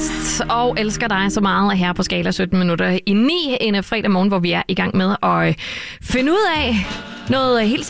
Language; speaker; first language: Danish; native; Danish